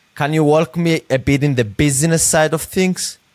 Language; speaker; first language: English; non-native, fluent; Greek